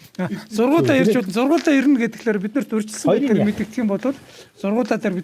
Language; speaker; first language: Mongolian; native; Mongolian